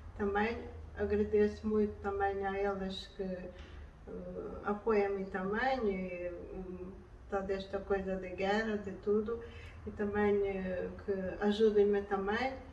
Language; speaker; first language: Portuguese; non-native, learner; Ukrainian